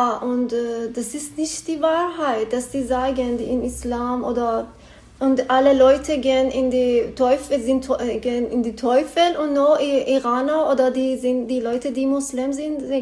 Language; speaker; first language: German; non-native, learner; Persian